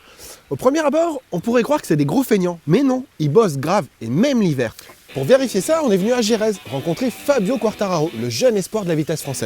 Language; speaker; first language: French; native; French